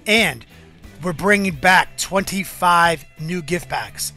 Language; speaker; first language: English; native; English